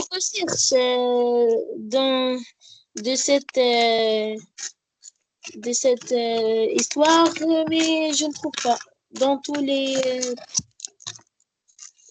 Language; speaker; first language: French; non-native, learner; Arabic